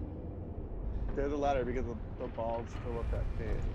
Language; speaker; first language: English; native; English